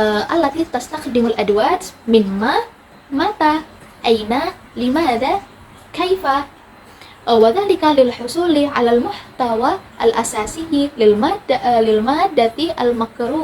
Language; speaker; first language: Arabic; non-native, learner; Indonesian